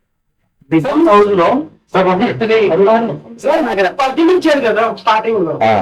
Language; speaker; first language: Telugu; native; Telugu